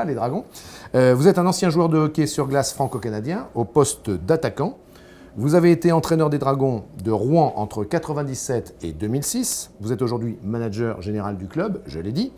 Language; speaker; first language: French; native; French